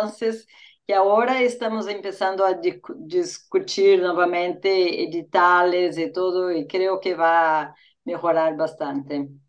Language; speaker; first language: Spanish; non-native, fluent; Portuguese